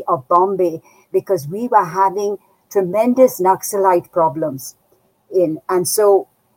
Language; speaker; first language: English; non-native, local second language; Nepali